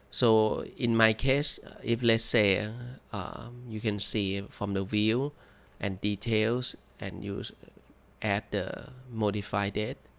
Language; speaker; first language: English; non-native, fluent; Thai